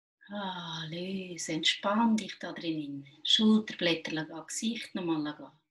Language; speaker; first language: German; native; German